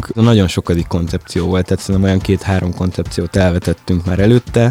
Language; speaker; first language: Hungarian; native; Hungarian